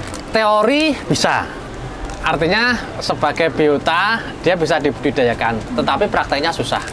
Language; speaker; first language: Indonesian; native; Indonesian